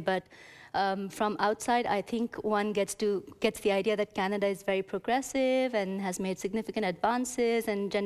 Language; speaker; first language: English; non-native, local second language; Urdu